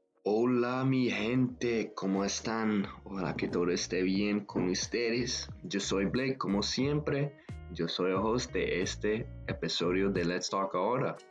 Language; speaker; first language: Spanish; non-native, fluent; English